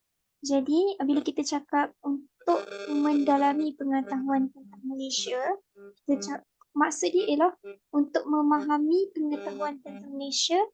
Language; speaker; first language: Malay; native; Malay